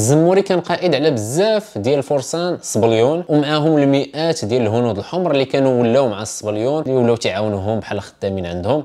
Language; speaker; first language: Arabic; native; Arabic